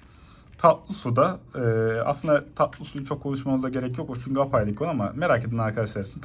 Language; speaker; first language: Turkish; native; Turkish